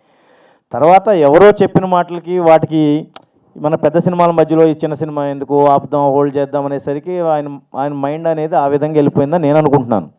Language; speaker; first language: Telugu; native; Telugu